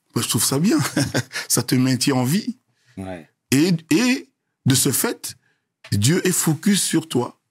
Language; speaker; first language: French; non-native, local second language; Lingala